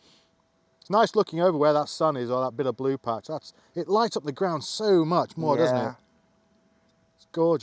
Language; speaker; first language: English; native; English